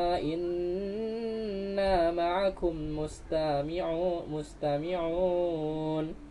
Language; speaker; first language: Arabic; non-native, learner; Indonesian